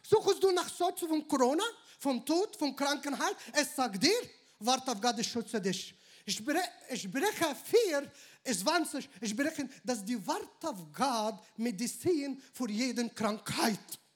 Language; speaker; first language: German; non-native, learner; Arabic